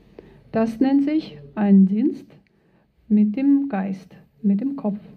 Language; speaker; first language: German; non-native, fluent; Russian